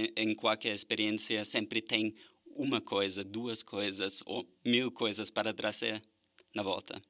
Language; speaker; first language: Portuguese; non-native, fluent; German